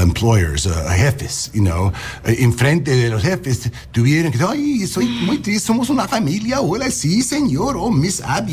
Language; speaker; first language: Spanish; early bilingual, heritage; English